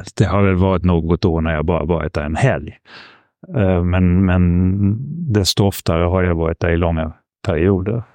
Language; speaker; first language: Swedish; early bilingual, heritage; Swedish